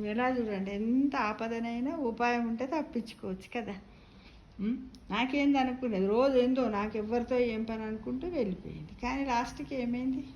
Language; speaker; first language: Telugu; native; Telugu